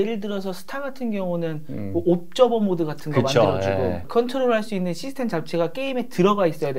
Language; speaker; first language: Korean; native; Korean